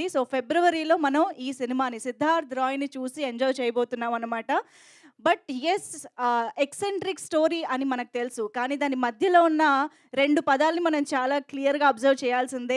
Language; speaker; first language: Telugu; native; Telugu